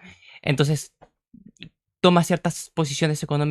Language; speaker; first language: Spanish; native; Spanish